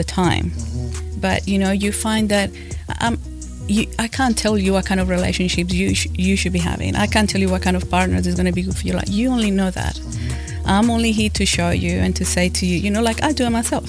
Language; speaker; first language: English; non-native, fluent; Spanish